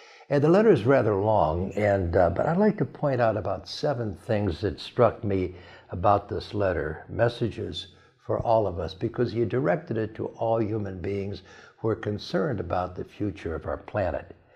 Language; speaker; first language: English; native; English